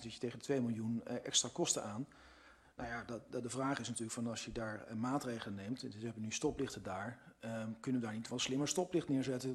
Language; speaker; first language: Dutch; native; Dutch